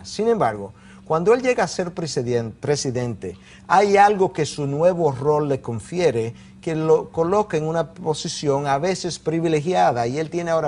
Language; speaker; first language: Spanish; native; Spanish